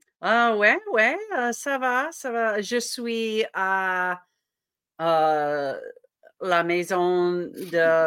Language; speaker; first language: French; non-native, learner; English